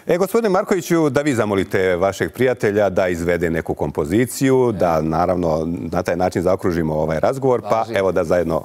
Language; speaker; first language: Bosnian; native; Bosnian